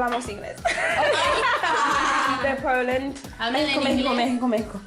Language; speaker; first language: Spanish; non-native, learner; English